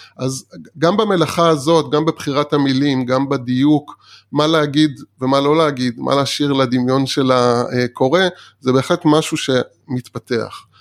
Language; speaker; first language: Hebrew; early bilingual, other home language; Persian